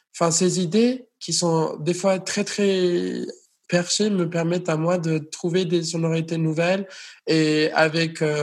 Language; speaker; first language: French; non-native, fluent; Spanish